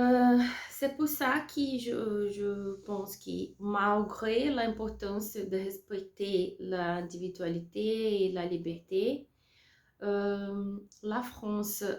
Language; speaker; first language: French; non-native, learner; Portuguese